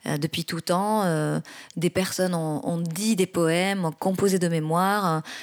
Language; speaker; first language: French; non-native, local second language; Arabic